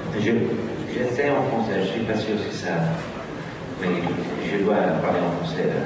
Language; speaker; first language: French; non-native, learner; Dutch